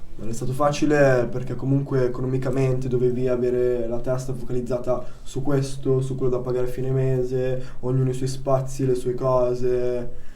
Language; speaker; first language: Italian; early bilingual, other home language; Albanian